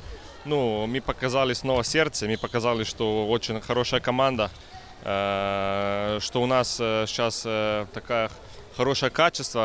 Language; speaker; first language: Russian; non-native, fluent; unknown